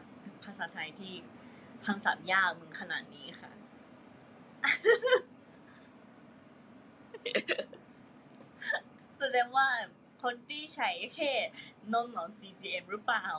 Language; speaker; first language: Thai; non-native, fluent; Japanese